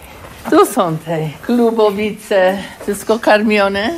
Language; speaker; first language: Polish; non-native, learner; English